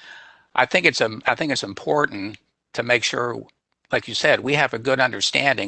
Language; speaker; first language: English; native; English